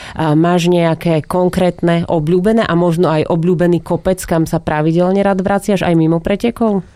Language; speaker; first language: Slovak; native; Slovak